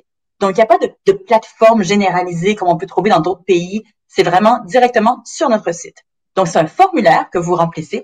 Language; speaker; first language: French; native; French